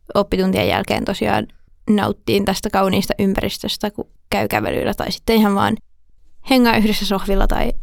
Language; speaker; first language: Finnish; native; Finnish